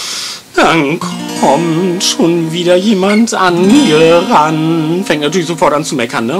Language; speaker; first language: German; native; German